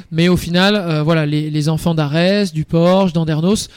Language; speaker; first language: French; native; French